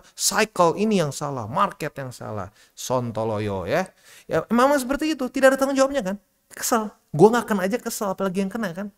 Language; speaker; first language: Indonesian; native; Indonesian